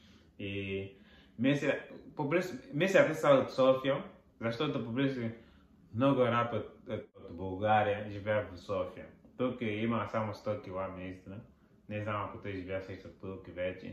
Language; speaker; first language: Bulgarian; non-native, learner; Portuguese